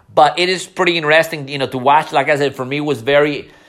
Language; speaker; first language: English; non-native, fluent; Spanish